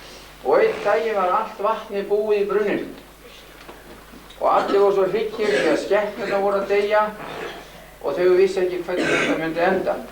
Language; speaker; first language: Icelandic; native; Icelandic